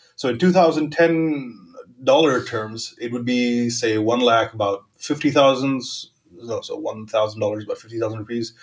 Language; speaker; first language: English; non-native, local second language; Gujarati